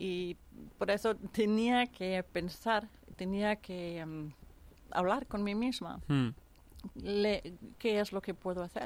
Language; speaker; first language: Spanish; non-native, fluent; Danish